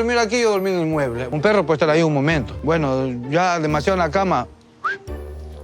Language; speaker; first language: Spanish; native; Spanish